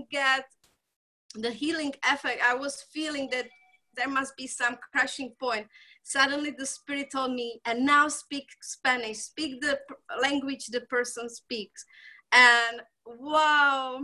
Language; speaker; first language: English; non-native, fluent; Czech